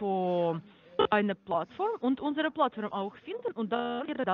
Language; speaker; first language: German; non-native, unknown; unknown